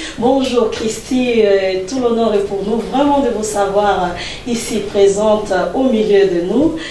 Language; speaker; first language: French; non-native, local second language; Lingala